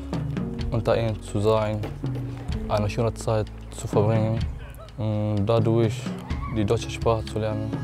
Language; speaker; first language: German; non-native, learner; Arabic